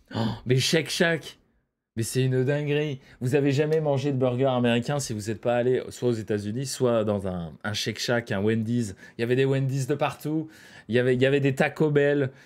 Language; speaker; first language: French; native; French